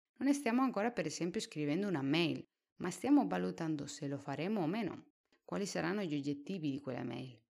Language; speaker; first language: Italian; non-native, fluent; Spanish